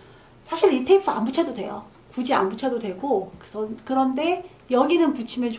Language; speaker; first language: Korean; native; Korean